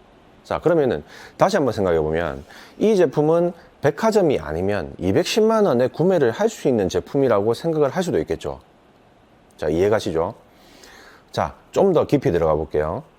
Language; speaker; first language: Korean; native; Korean